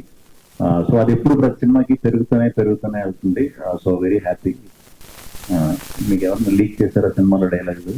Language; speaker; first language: Telugu; native; Telugu